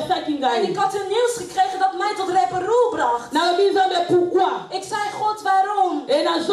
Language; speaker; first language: Dutch; non-native, learner; French